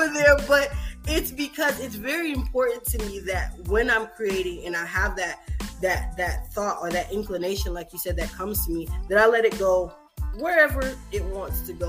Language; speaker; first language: English; native; English